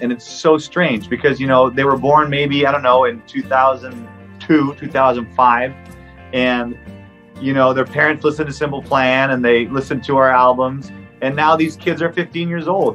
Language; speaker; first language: English; non-native, local second language; French